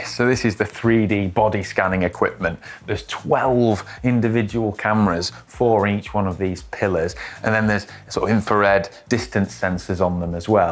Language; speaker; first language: English; native; English